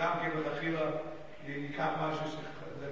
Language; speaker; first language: Hebrew; non-native, learner; English